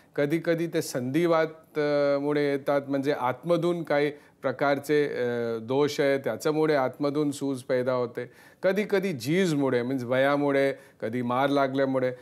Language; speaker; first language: Marathi; non-native, local second language; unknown